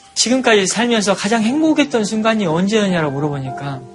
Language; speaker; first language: Korean; native; Korean